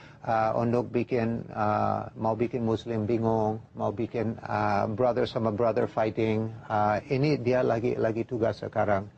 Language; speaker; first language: Indonesian; non-native, learner; English